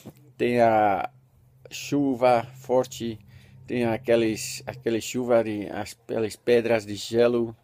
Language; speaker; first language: Portuguese; non-native, learner; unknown